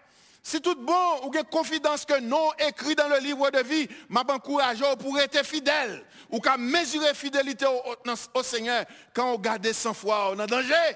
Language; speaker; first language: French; non-native, local second language; Haitian Creole